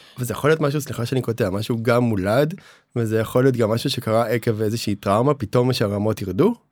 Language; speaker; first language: Hebrew; native; Hebrew